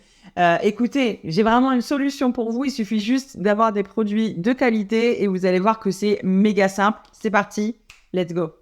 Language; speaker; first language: French; native; French